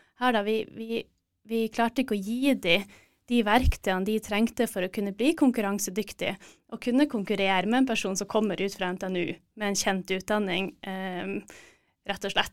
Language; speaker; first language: Norwegian; native; Norwegian